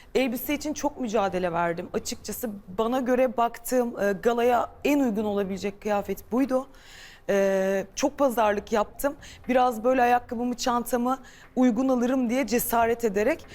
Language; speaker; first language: Turkish; native; Turkish